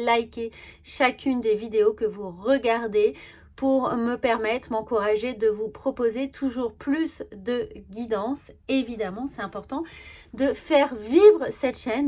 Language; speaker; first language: French; native; French